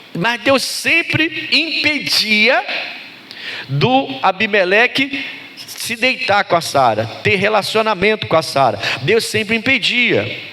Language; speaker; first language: Portuguese; native; Portuguese